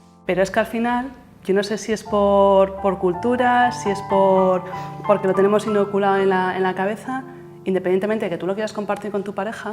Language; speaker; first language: Spanish; native; Spanish